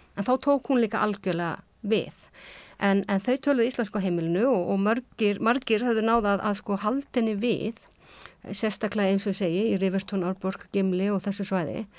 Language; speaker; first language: Icelandic; native; Icelandic